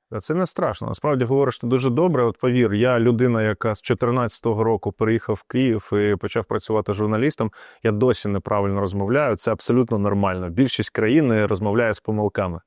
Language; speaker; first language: Ukrainian; non-native, local second language; Russian